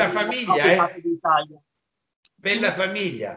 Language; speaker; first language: Italian; native; Italian